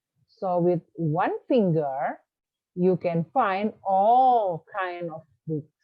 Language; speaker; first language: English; non-native, fluent; Indonesian